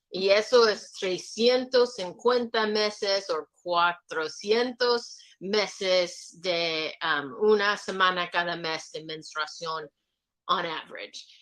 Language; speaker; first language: Spanish; non-native, learner; English